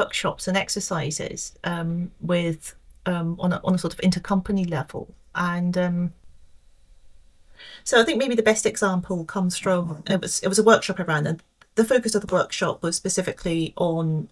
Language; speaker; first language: English; native; English